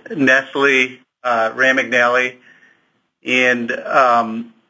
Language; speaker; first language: English; native; English